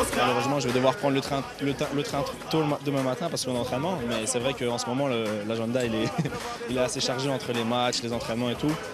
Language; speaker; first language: French; native; French